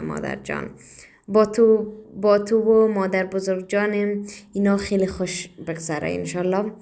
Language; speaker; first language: Persian; early bilingual, heritage; Persian